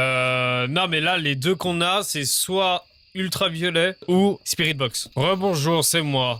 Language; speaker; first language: French; native; French